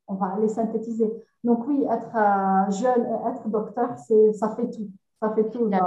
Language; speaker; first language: French; non-native, local second language; Arabic